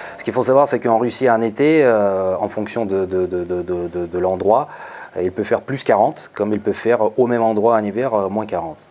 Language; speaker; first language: French; non-native, fluent; Russian